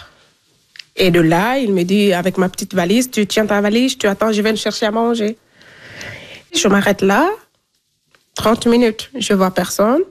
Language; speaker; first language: French; non-native, local second language; Fula